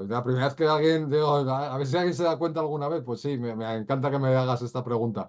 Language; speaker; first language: Spanish; native; Spanish